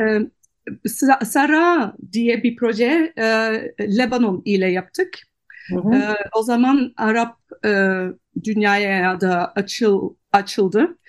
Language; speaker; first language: Turkish; non-native, fluent; Dutch